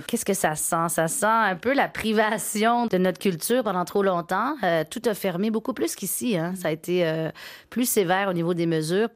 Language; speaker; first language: French; native; French